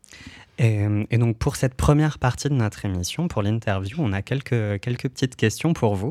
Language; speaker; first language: French; native; French